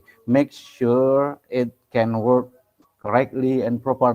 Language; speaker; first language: English; non-native, local second language; Indonesian